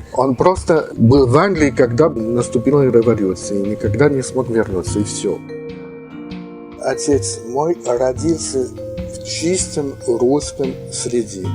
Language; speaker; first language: Russian; early bilingual, heritage; Russian